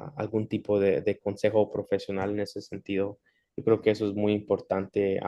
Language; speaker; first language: Spanish; early bilingual, heritage; Spanish